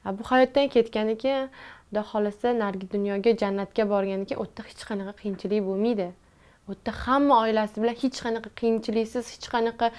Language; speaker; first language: Uzbek; non-native, local second language; Tajik